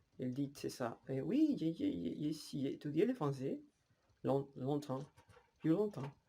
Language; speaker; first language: French; non-native, learner; Spanish